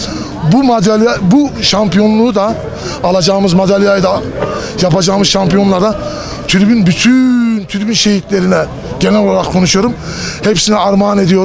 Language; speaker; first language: Turkish; native; Turkish